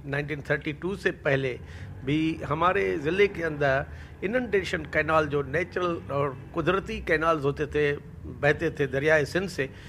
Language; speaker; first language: Urdu; non-native, local second language; Sindhi